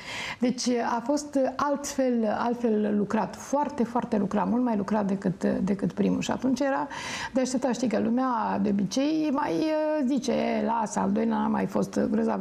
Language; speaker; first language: Romanian; native; Romanian